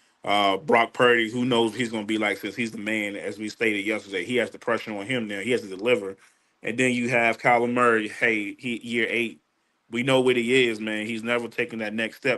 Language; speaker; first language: English; native; English